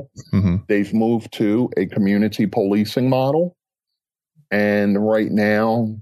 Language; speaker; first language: English; native; English